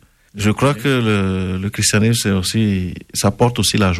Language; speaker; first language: French; non-native, local second language; Ewe